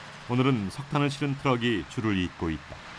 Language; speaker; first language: Korean; native; Korean